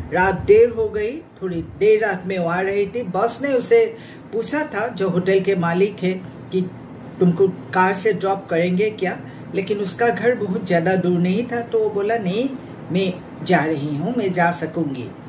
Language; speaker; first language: Hindi; non-native, local second language; Assamese